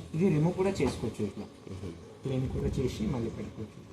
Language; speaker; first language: Telugu; non-native, local second language; Kannada